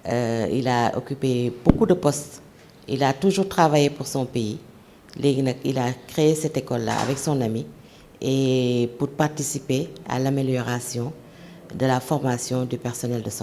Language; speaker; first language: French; non-native, local second language; Wolof